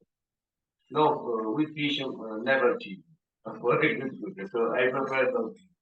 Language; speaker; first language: English; non-native, learner; Italian